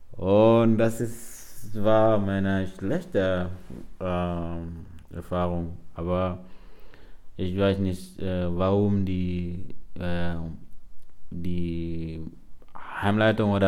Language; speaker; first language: German; non-native, learner; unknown